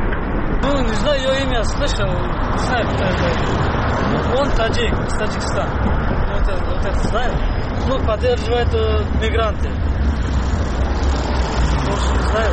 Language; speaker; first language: Russian; non-native, learner; Tajik